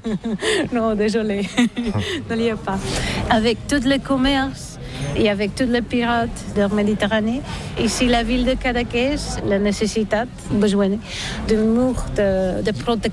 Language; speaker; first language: French; non-native, learner; Catalan